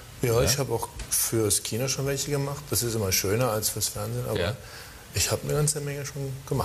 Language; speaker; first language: German; native; German